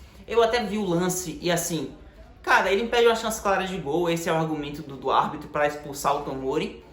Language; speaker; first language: Portuguese; native; Portuguese